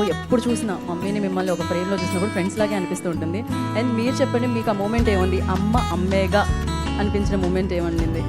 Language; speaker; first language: Telugu; native; Telugu